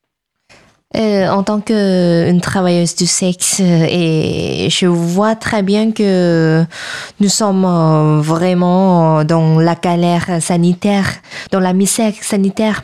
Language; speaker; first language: French; non-native, fluent; Thai